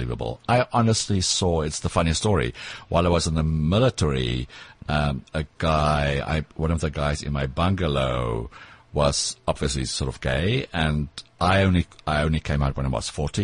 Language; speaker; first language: English; non-native, local second language; Afrikaans